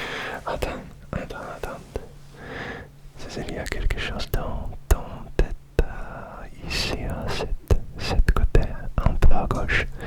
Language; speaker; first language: French; non-native, learner; Russian